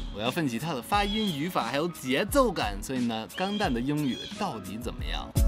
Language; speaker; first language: Chinese; non-native, fluent; English